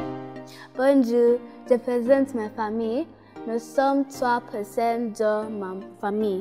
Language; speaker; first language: French; non-native, learner; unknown